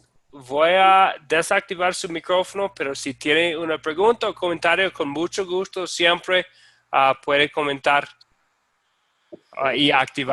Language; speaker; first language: Spanish; non-native, fluent; English